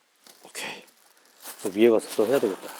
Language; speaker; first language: Korean; native; Korean